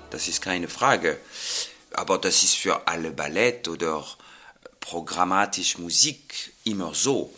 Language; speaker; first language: German; non-native, fluent; French